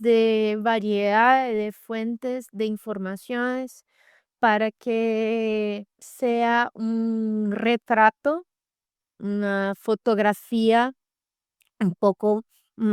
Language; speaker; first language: Spanish; non-native, fluent; Portuguese